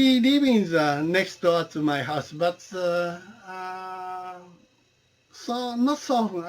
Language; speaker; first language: English; non-native, learner; Japanese